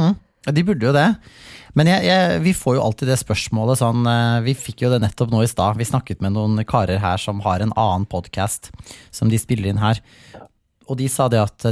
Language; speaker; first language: Norwegian; native; Norwegian